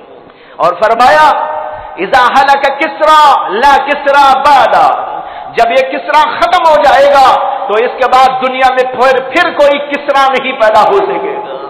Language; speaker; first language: Urdu; native; Urdu